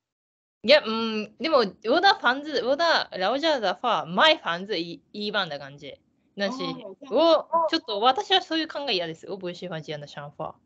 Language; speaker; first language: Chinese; non-native, learner; Japanese